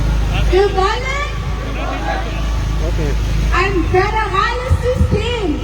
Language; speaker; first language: German; non-native, learner; Oromo